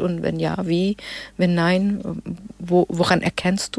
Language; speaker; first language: German; native; German